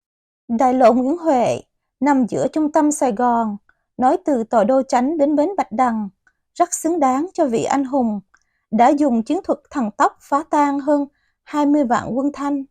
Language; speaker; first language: Vietnamese; native; Vietnamese